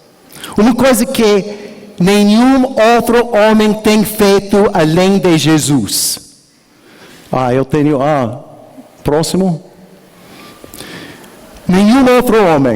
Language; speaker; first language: Portuguese; non-native, learner; English